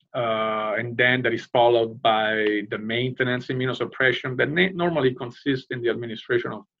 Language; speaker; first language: English; non-native, fluent; Italian